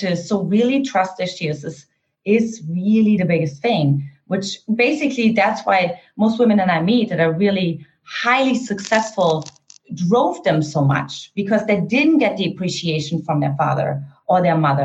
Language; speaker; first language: English; non-native, fluent; German